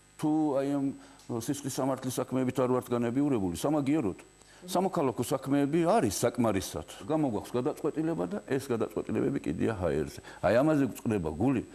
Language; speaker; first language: Georgian; native; Georgian